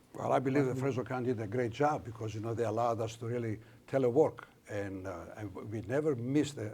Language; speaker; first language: English; non-native, fluent; Greek